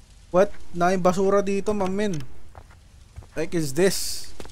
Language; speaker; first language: English; non-native, local second language; Filipino